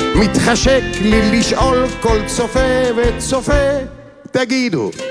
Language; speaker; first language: Hebrew; native; Hebrew